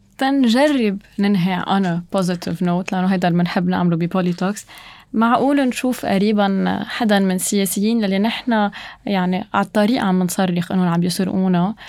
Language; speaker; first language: Arabic; native; Arabic